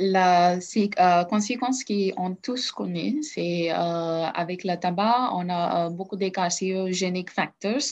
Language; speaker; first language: French; non-native, learner; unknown